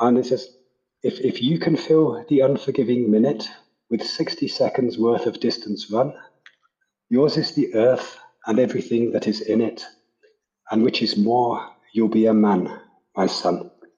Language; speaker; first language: English; native; English